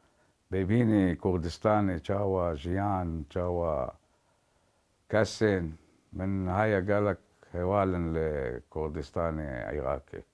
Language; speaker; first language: Kurdish; early bilingual, heritage; Kurdish